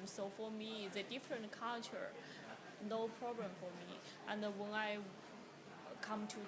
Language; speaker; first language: English; non-native, learner; Chinese